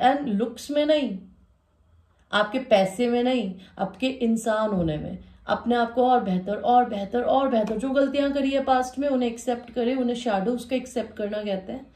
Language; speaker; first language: Hindi; native; Hindi